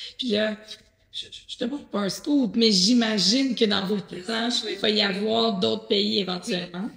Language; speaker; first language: French; native; French